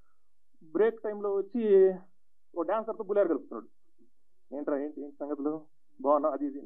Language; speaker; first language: Telugu; native; Telugu